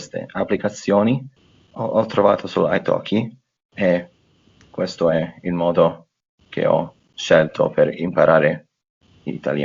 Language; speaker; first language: Italian; non-native, fluent; English